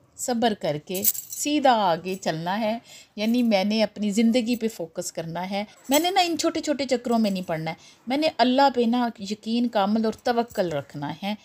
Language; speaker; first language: Urdu; non-native, local second language; Punjabi